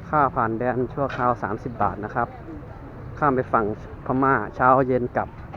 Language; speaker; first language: Thai; native; Thai